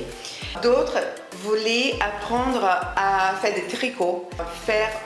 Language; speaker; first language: French; non-native, fluent; Portuguese